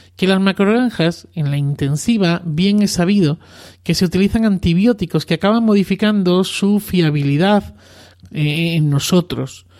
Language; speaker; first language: Spanish; native; Spanish